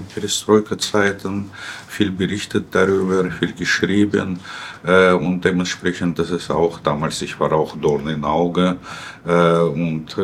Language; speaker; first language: German; non-native, fluent; Russian